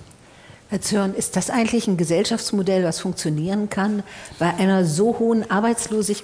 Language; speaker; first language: German; native; German